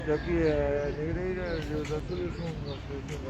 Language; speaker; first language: Spanish; non-native, local second language; Galician